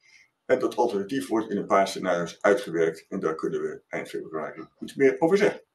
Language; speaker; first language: Dutch; native; Dutch